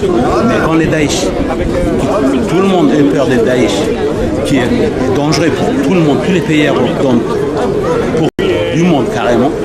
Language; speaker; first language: French; non-native, learner; Kurdish